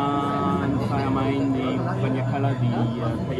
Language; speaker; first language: Indonesian; non-native, learner; German